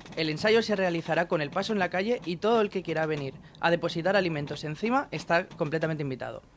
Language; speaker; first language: Spanish; non-native, local second language; Catalan